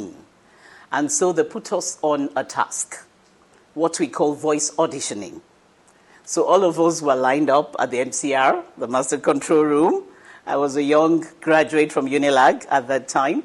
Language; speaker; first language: English; non-native, local second language; Yoruba